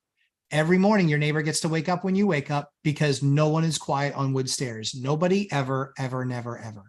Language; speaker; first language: English; native; English